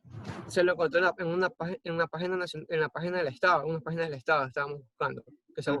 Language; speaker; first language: Spanish; native; Spanish